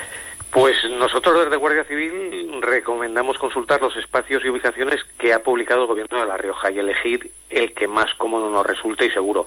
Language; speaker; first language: Spanish; native; Spanish